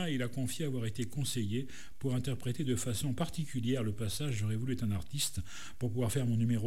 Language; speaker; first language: French; native; French